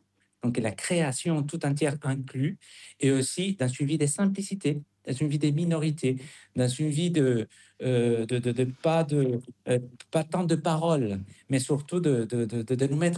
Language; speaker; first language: French; non-native, fluent; Spanish